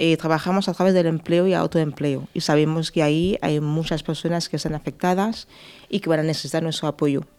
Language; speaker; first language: Spanish; non-native, fluent; French